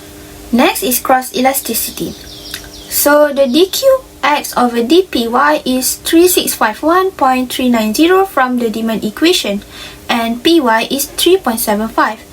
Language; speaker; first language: English; non-native, local second language; Malay